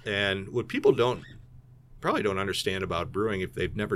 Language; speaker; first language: English; native; English